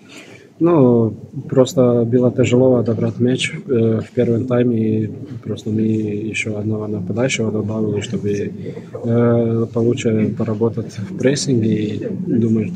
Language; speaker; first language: Russian; non-native, fluent; Croatian